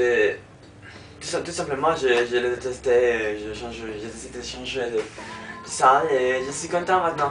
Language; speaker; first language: French; non-native, learner; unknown